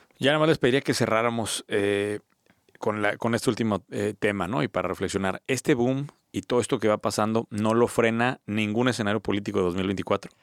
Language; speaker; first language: Spanish; native; Spanish